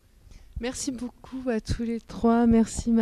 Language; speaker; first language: French; native; French